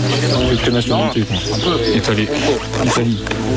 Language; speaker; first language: French; native; French